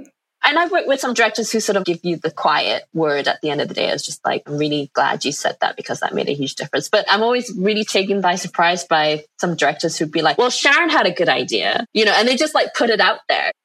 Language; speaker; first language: English; native; English